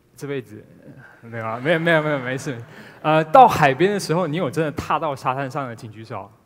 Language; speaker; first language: Chinese; native; Chinese